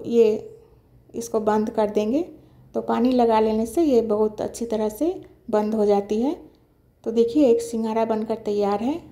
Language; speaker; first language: Hindi; non-native, local second language; Bangla